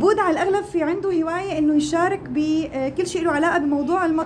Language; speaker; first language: Arabic; native; Arabic